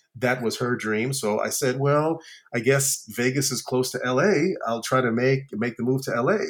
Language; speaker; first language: English; native; English